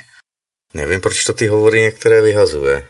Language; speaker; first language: Czech; native; Czech